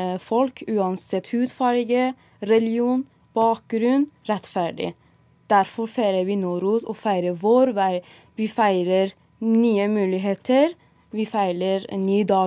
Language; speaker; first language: Norwegian; non-native, fluent; Persian